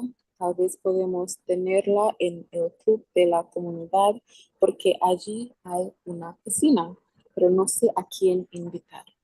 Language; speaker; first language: Spanish; non-native, learner; English